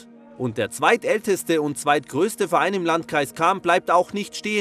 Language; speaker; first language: German; native; German